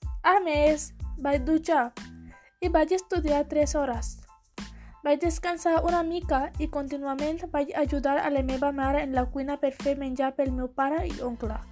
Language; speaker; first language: Catalan; non-native, learner; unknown